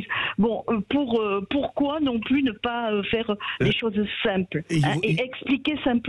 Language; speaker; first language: French; native; French